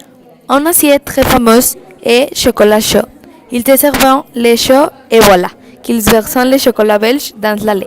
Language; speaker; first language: French; non-native, learner; Spanish